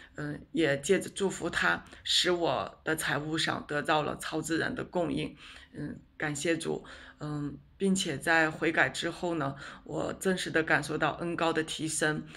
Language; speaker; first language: Chinese; native; Chinese